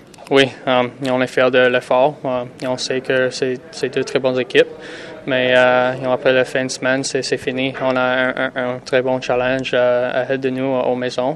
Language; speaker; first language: French; non-native, fluent; English